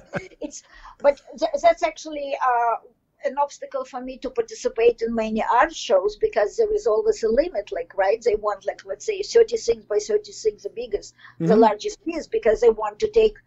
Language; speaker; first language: English; non-native, fluent; Russian